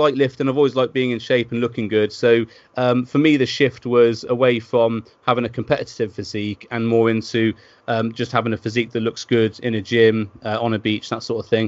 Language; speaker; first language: English; native; English